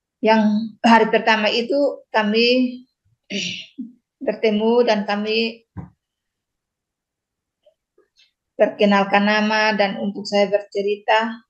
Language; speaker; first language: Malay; non-native, local second language; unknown